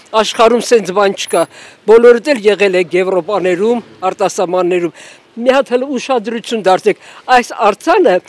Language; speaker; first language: Armenian; native; Armenian